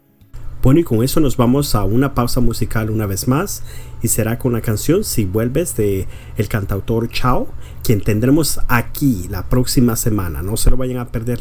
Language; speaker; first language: Spanish; early bilingual, heritage; Spanish